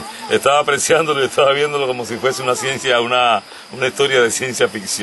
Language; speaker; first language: Spanish; native; Spanish